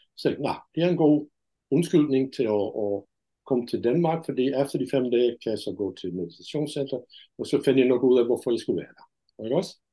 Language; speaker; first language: Danish; non-native, fluent; Dutch